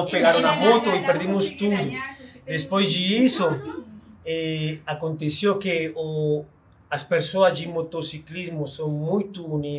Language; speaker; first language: Portuguese; non-native, fluent; Spanish